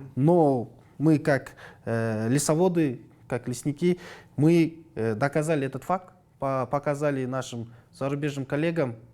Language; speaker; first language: Russian; non-native, local second language; Kazakh